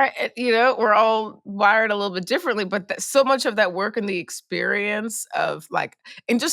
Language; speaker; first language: English; native; English